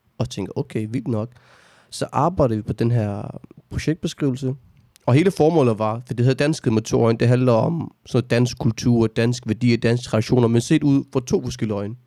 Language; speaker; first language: Danish; early bilingual, other home language; Arabic